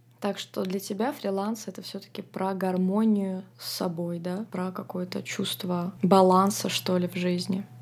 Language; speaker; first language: Russian; native; Russian